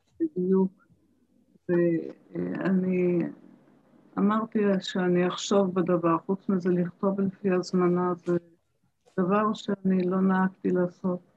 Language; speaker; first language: Hebrew; early bilingual, other home language; German